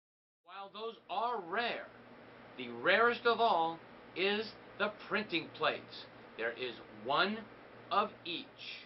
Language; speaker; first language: English; native; English